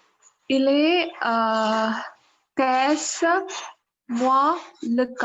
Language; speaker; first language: French; non-native, learner; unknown